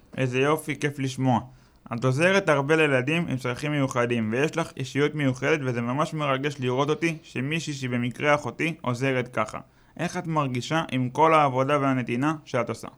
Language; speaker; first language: Hebrew; native; Hebrew